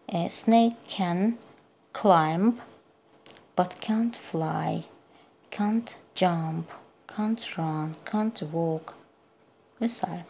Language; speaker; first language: English; non-native, fluent; Azerbaijani